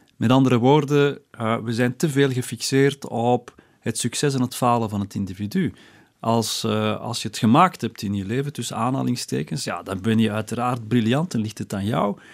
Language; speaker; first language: Dutch; early bilingual, other home language; Berber languages